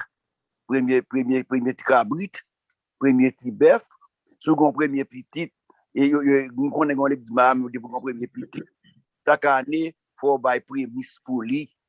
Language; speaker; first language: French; non-native, local second language; Haitian Creole